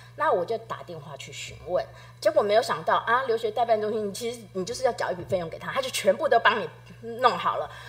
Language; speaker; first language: Chinese; native; Chinese